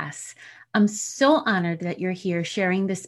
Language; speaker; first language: English; early bilingual, other home language; Spanish